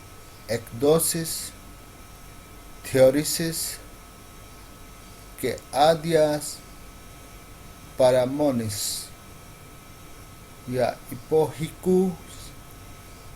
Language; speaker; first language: Greek; non-native, learner; Urdu